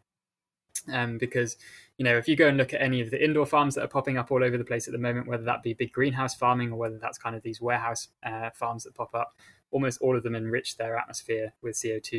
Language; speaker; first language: English; native; English